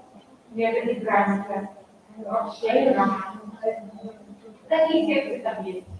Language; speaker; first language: Russian; non-native, local second language; Kazakh